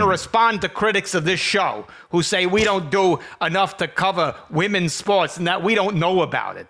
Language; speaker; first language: English; native; English